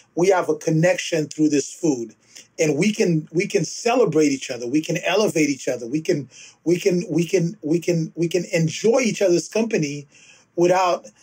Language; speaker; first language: English; early bilingual, other home language; Haitian Creole